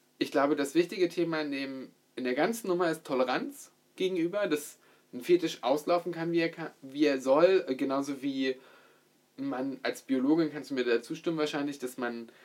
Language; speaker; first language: German; native; German